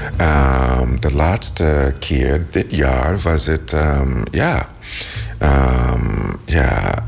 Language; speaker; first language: Dutch; non-native, learner; English